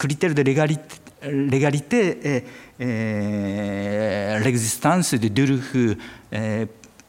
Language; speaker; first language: French; non-native, fluent; Japanese